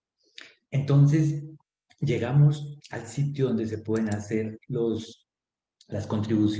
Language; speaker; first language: Spanish; non-native, fluent; French